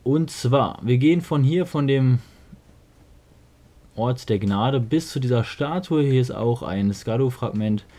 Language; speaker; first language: German; native; German